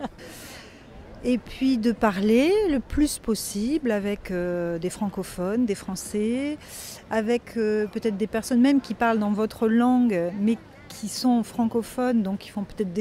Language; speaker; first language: French; native; French